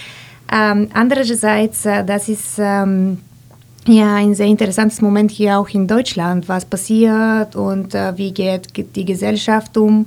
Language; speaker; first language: German; non-native, fluent; Bulgarian